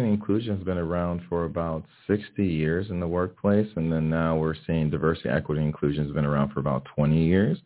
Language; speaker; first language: English; early bilingual, other home language; Haitian Creole